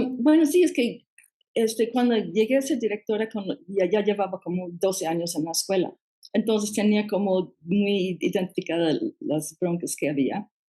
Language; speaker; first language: Spanish; non-native, fluent; English